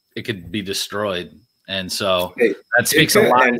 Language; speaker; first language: English; native; English